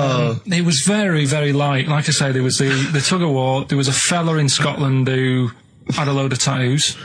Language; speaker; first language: English; native; English